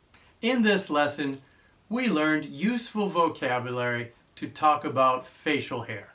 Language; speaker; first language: English; native; English